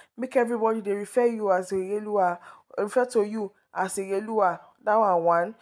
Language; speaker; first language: Nigerian Pidgin; non-native, local second language; Yoruba